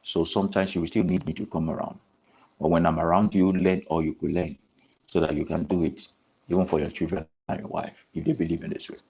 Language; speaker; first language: English; non-native, local second language; Yoruba